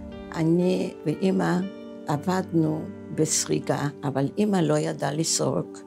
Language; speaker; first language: Hebrew; non-native, fluent; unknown